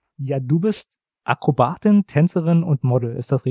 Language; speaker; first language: German; native; German